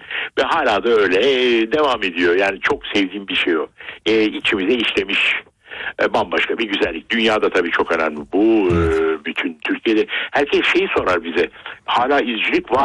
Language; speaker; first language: Turkish; native; Turkish